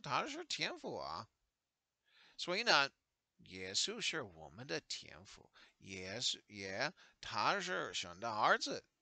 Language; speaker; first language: Chinese; non-native, learner; English